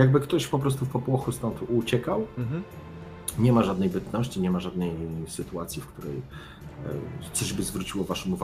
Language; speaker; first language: Polish; native; Polish